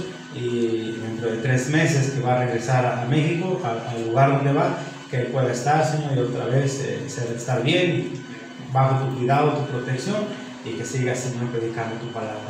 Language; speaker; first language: Spanish; native; Spanish